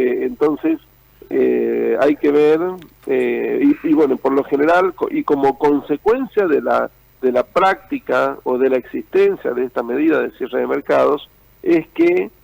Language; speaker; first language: Spanish; native; Spanish